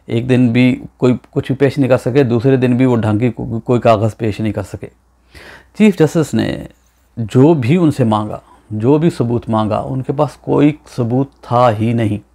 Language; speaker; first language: Urdu; native; Urdu